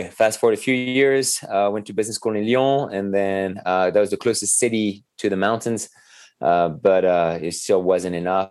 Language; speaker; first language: English; non-native, fluent; French